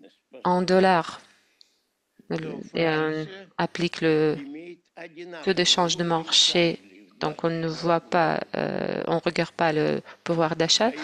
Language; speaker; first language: French; non-native, fluent; Russian